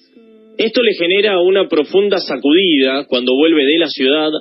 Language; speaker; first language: Spanish; native; Spanish